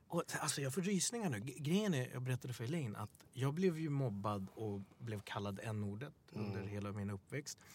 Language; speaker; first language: Swedish; early bilingual, other home language; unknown